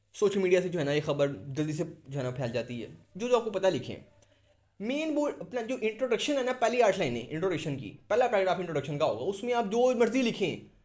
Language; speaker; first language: Urdu; non-native, local second language; Punjabi